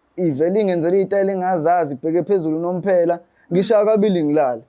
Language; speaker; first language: Zulu; native; Zulu